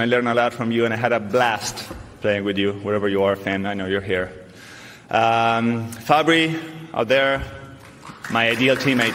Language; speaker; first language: English; non-native, fluent; Spanish